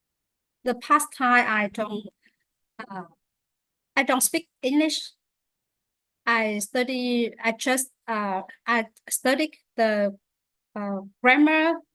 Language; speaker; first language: English; non-native, learner; Vietnamese